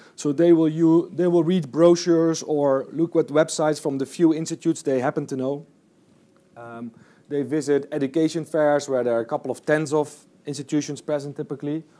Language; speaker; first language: English; non-native, fluent; Dutch